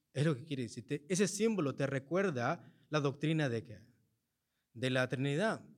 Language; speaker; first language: Spanish; early bilingual, heritage; Spanish